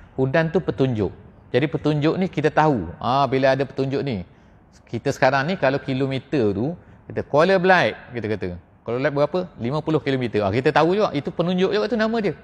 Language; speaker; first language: Malay; native; Malay